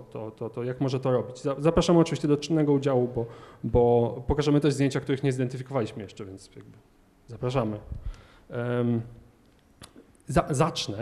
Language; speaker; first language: Polish; native; Polish